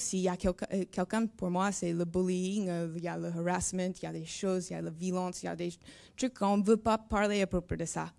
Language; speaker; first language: French; non-native, learner; English